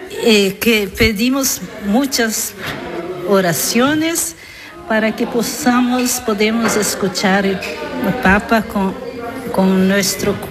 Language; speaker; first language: Spanish; non-native, learner; Italian